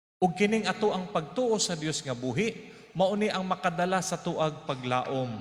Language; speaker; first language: Cebuano; native; Cebuano